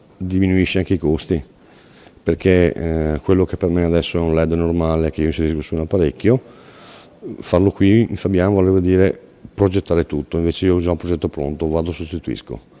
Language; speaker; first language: Italian; native; Italian